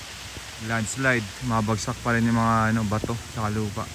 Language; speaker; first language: Filipino; native; Filipino